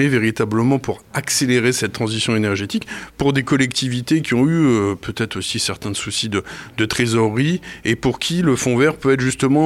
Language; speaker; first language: French; native; French